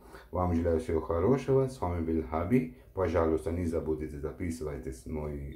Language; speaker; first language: Russian; non-native, learner; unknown